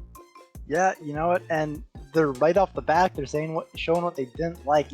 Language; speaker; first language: English; native; English